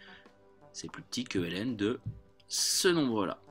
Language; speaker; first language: French; native; French